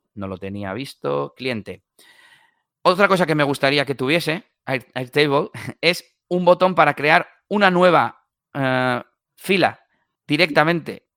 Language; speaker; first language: Spanish; native; Spanish